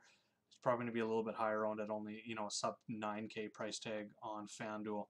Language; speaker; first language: English; native; English